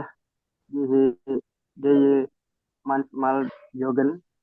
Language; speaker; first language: German; non-native, learner; Indonesian